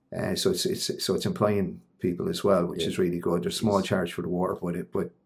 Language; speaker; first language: English; native; English